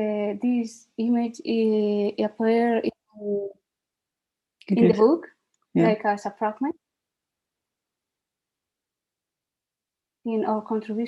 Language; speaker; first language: English; non-native, learner; Spanish